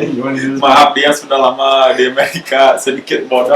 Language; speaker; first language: Indonesian; non-native, local second language; English